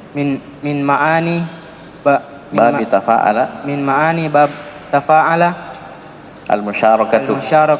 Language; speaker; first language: Arabic; non-native, learner; Indonesian